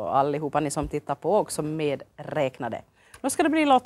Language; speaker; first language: Swedish; native; Swedish